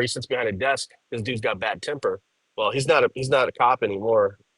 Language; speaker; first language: English; native; English